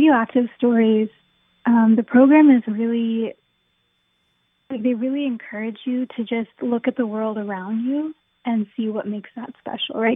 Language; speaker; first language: English; native; English